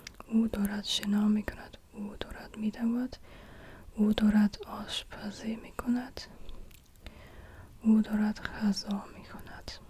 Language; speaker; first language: Persian; non-native, learner; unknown